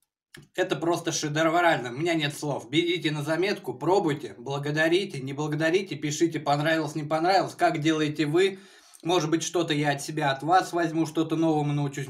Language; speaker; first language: Russian; native; Russian